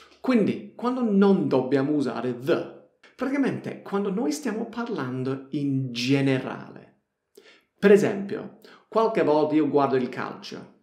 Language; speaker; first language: Italian; non-native, fluent; English